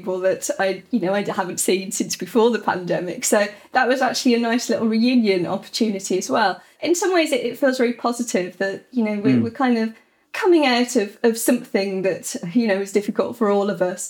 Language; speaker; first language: English; native; English